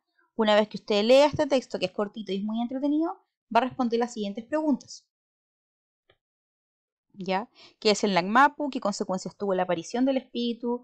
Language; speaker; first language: Spanish; native; Spanish